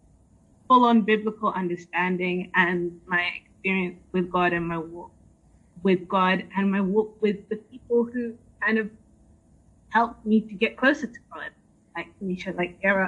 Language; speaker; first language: English; native; English